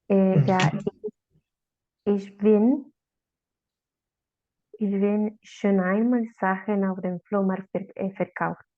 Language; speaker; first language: German; non-native, learner; Spanish